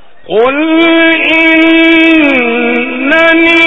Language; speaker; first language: Arabic; native; Arabic